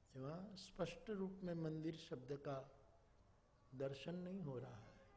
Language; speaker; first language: Hindi; non-native, local second language; Gujarati